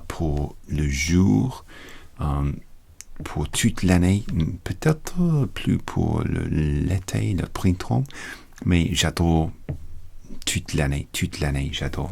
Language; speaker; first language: French; non-native, learner; English